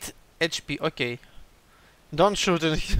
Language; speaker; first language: English; non-native, learner; Russian